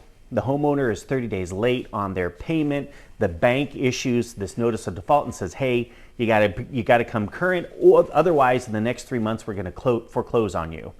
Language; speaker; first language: English; native; English